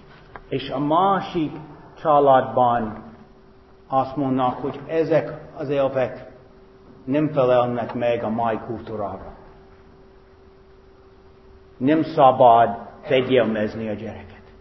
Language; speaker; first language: Hungarian; non-native, fluent; English